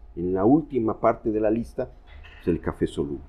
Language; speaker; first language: Spanish; native; Spanish